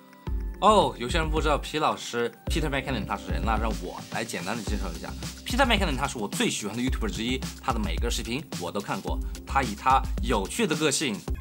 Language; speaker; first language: Chinese; native; Chinese